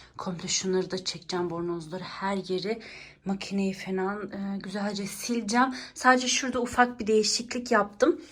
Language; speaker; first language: Turkish; early bilingual, heritage; Turkish